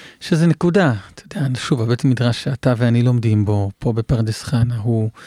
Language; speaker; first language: Hebrew; native; Hebrew